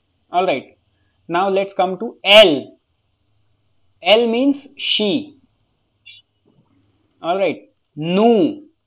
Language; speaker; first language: English; non-native, local second language; Hindi